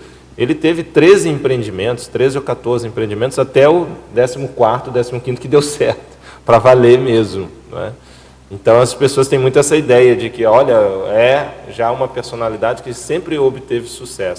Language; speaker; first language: Portuguese; native; Portuguese